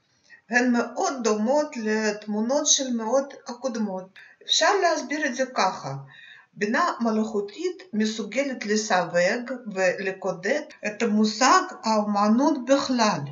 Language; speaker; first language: Hebrew; non-native, fluent; Russian